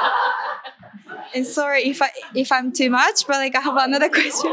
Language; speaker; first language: English; non-native, fluent; Japanese